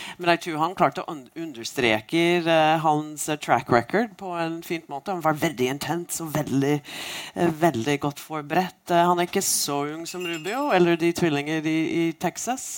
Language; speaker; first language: Norwegian; non-native, fluent; English